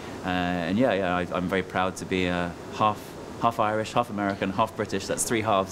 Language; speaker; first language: English; native; English